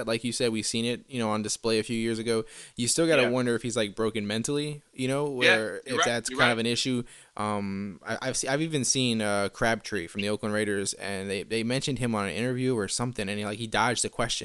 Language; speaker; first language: English; native; English